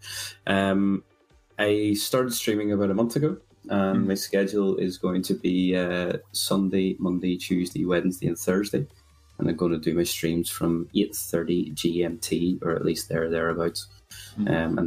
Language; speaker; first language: English; native; English